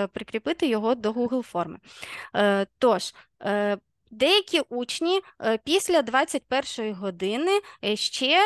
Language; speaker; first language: Ukrainian; native; Ukrainian